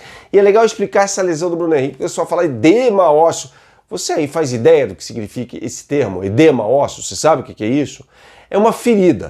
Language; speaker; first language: Portuguese; native; Portuguese